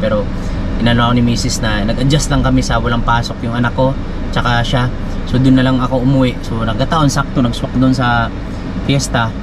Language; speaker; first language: Filipino; non-native, local second language; Cebuano